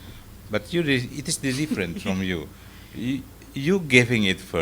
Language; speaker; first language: English; non-native, fluent; Indonesian